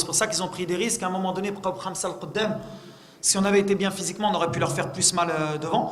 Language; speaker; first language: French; native; French